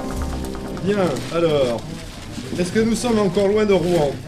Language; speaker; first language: French; native; French